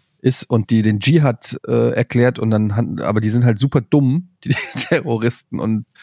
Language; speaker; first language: German; native; German